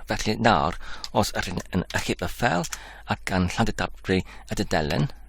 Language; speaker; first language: Welsh; non-native, learner; English